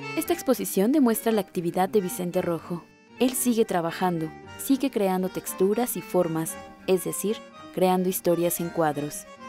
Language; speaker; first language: Spanish; native; Spanish